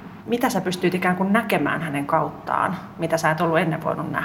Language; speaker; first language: Finnish; native; Finnish